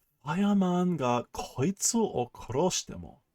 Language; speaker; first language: Japanese; non-native, learner; English